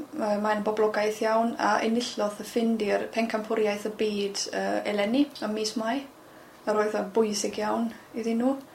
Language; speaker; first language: Welsh; non-native, fluent; German